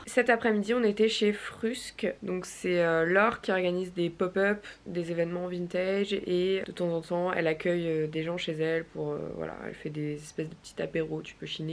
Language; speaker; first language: French; native; French